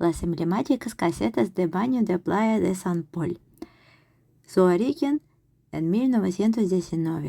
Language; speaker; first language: Spanish; non-native, fluent; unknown